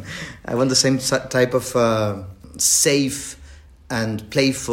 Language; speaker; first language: English; non-native, fluent; Spanish